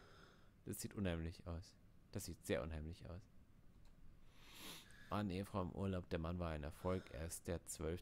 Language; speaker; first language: German; native; German